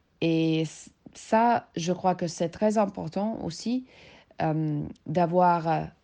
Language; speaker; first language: French; non-native, learner; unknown